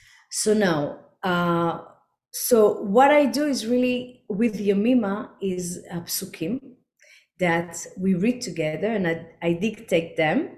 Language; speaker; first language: English; non-native, fluent; Hebrew